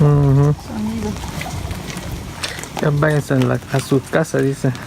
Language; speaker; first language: Spanish; early bilingual, heritage; Spanish